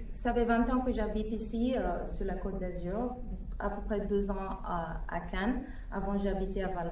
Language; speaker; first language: French; non-native, fluent; English